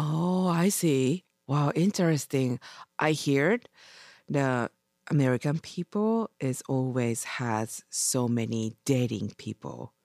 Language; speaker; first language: English; non-native, learner; Japanese